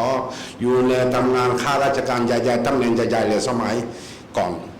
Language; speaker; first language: Thai; early bilingual, other home language; Rohingya